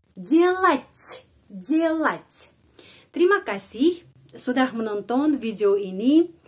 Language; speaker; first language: Indonesian; non-native, fluent; Russian